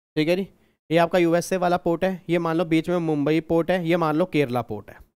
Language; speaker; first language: Hindi; native; Hindi